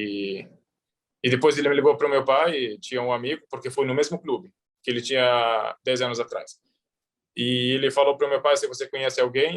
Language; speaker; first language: Portuguese; early bilingual, heritage; Arabic